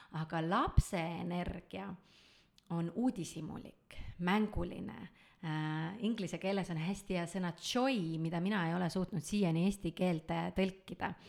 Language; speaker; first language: Estonian; native; Estonian